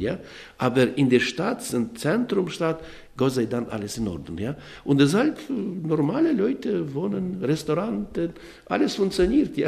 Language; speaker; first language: German; non-native, learner; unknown